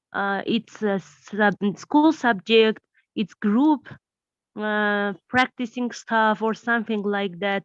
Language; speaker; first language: English; non-native, learner; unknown